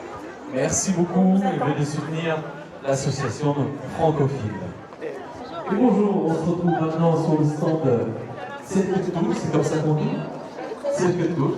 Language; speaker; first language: French; native; French